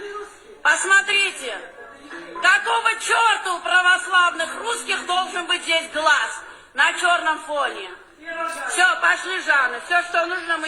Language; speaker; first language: Russian; non-native, fluent; Armenian